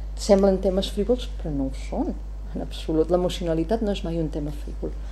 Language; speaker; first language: Catalan; native; Catalan